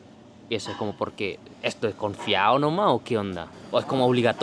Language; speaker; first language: Spanish; non-native, learner; Indonesian